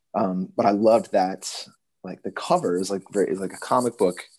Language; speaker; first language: English; native; English